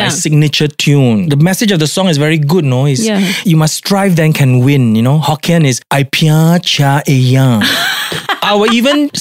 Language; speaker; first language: English; non-native, local second language; Min Nan Chinese